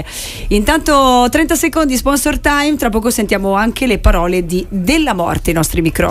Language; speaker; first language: Italian; native; Italian